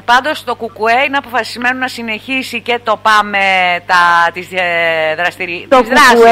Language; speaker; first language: Greek; native; Greek